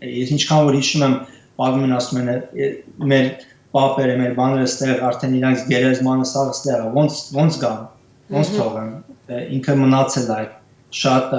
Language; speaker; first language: Armenian; early bilingual, heritage; Armenian